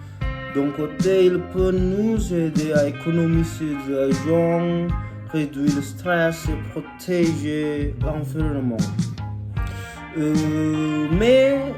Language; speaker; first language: French; non-native, learner; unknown